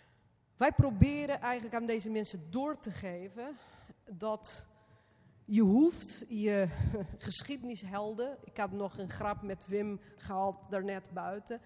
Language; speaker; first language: Dutch; non-native, fluent; Portuguese